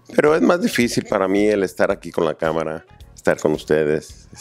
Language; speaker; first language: Spanish; native; Spanish